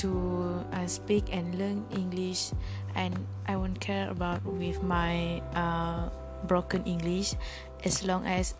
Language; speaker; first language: English; non-native, learner; Malay